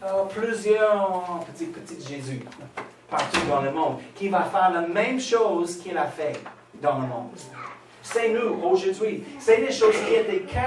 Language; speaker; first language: French; non-native, fluent; English